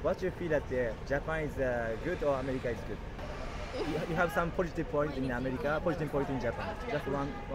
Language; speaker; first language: English; non-native, learner; Japanese